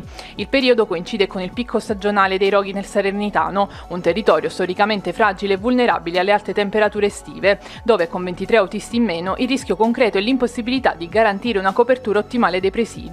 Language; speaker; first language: Italian; native; Italian